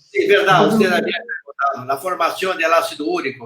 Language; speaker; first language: Spanish; non-native, learner; Portuguese